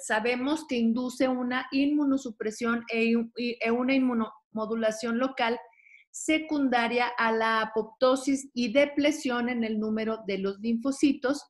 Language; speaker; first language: Spanish; native; Spanish